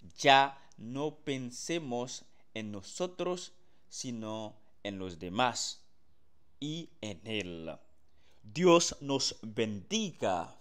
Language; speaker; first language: Spanish; non-native, fluent; Haitian Creole